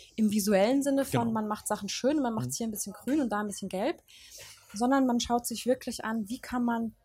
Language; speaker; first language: German; native; German